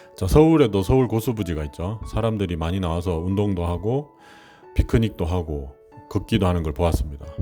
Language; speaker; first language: Korean; native; Korean